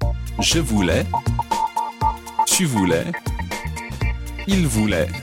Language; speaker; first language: French; non-native, fluent; English